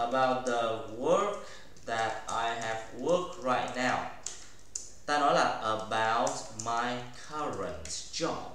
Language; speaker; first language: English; non-native, fluent; Vietnamese